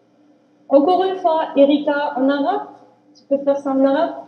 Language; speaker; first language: French; non-native, learner; Arabic